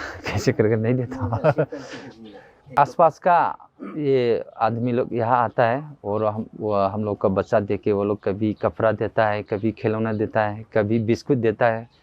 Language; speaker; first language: Hindi; non-native, local second language; Manipuri